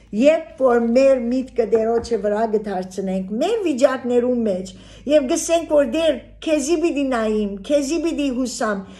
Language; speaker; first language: Armenian; early bilingual, heritage; Armenian